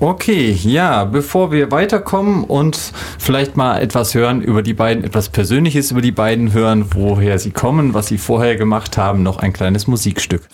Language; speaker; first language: German; native; German